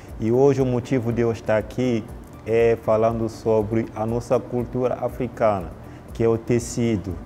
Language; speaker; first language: Portuguese; non-native, fluent; Lingala